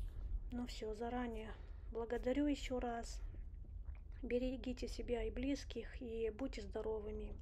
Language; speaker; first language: Russian; non-native, local second language; Romanian